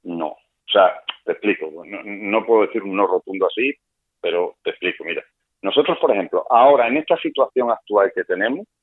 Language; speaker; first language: Spanish; native; Spanish